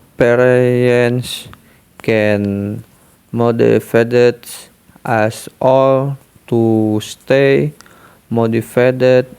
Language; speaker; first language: English; non-native, learner; Indonesian